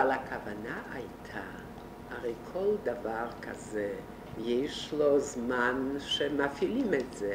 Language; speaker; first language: Hebrew; non-native, fluent; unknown